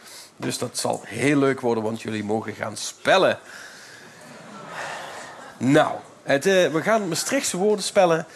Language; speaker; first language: Dutch; native; Dutch